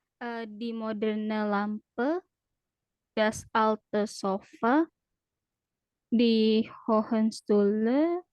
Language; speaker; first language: German; non-native, learner; Indonesian